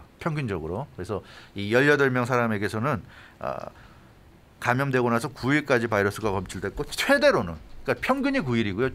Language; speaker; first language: Korean; native; Korean